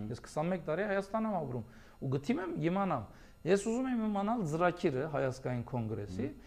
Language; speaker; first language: Armenian; early bilingual, heritage; Armenian